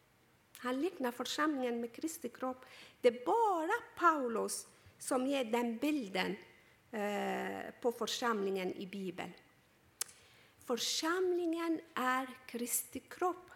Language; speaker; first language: Swedish; non-native, fluent; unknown